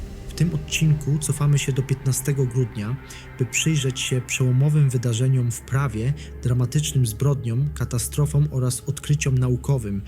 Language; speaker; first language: Polish; native; Polish